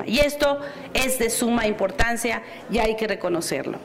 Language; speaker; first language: Spanish; native; Spanish